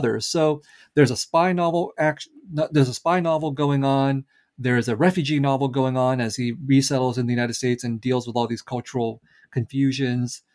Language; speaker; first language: English; early bilingual, other home language; Vietnamese